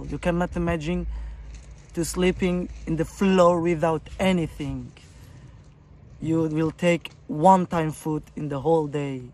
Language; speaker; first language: English; non-native, fluent; Persian